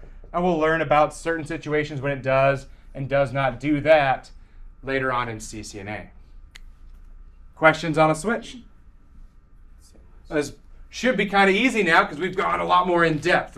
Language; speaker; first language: English; native; English